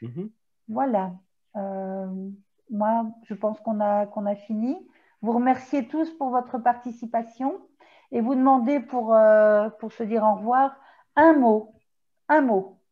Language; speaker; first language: French; native; French